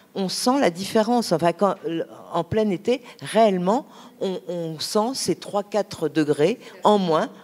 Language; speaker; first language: French; native; French